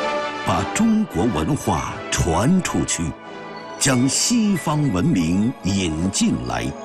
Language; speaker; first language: Chinese; native; Chinese